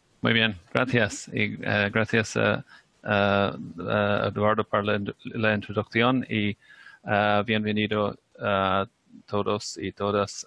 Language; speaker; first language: Spanish; non-native, fluent; English